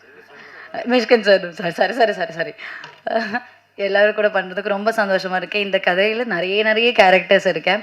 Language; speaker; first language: Tamil; non-native, learner; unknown